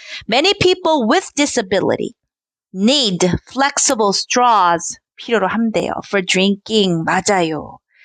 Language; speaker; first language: English; non-native, fluent; Korean